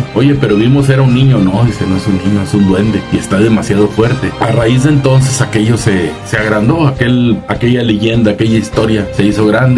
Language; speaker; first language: Spanish; native; Spanish